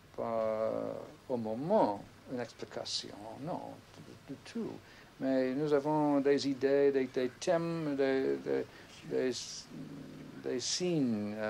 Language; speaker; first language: French; non-native, fluent; English